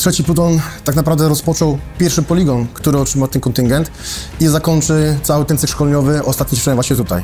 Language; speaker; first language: Polish; native; Polish